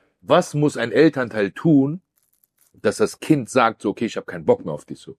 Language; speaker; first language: German; early bilingual, other home language; Persian